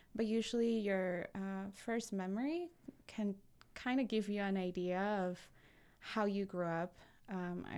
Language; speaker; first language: English; early bilingual, other home language; Spanish